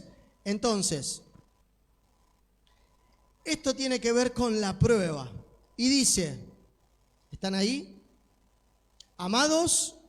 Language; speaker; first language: Spanish; native; Spanish